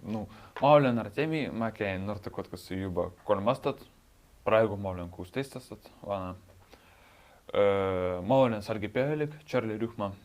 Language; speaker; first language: Estonian; non-native, local second language; Russian